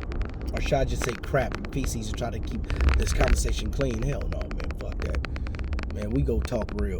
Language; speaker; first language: English; native; English